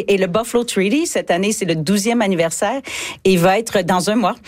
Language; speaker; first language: French; native; French